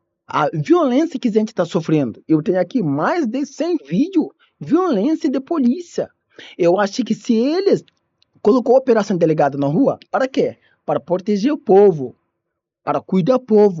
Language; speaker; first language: Portuguese; non-native, learner; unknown